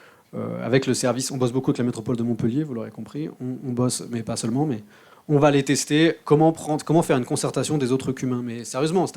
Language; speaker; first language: French; native; French